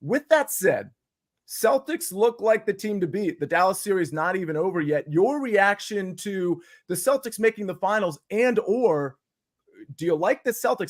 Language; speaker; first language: English; native; English